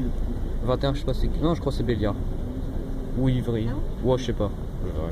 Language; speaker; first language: French; native; French